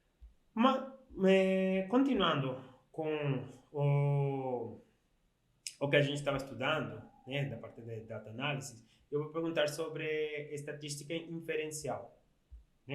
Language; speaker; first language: Portuguese; non-native, fluent; Spanish